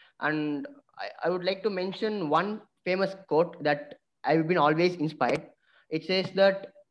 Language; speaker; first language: English; non-native, local second language; Tamil